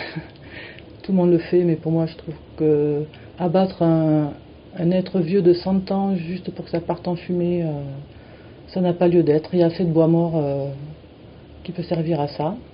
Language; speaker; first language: French; native; French